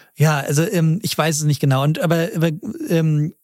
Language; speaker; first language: German; native; German